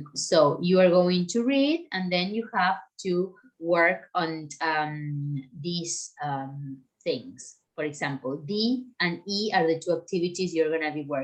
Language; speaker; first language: English; non-native, fluent; Spanish